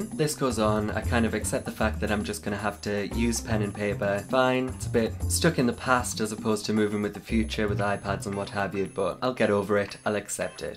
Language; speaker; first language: English; native; English